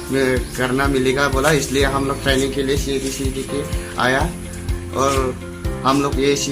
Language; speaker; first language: Hindi; non-native, local second language; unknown